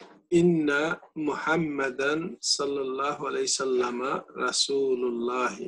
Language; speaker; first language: Arabic; non-native, learner; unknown